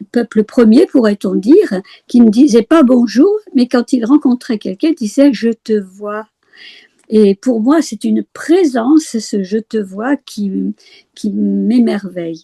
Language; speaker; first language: French; native; French